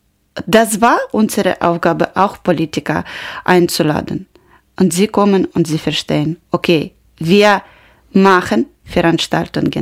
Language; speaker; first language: German; non-native, learner; Ukrainian